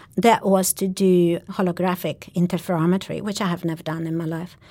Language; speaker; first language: English; non-native, fluent; Polish